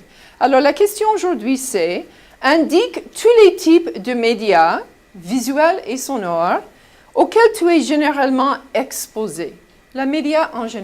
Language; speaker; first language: French; non-native, fluent; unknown